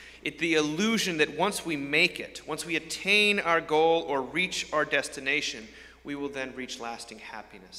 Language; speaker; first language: English; native; English